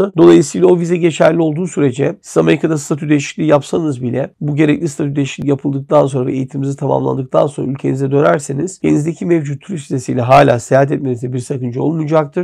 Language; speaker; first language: Turkish; native; Turkish